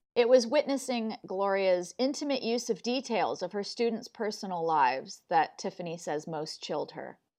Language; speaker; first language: English; native; English